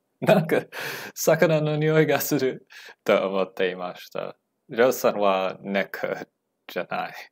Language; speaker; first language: Japanese; non-native, learner; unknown